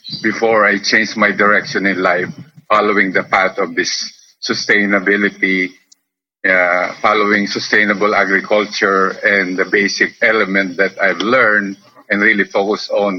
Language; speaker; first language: English; non-native, local second language; Filipino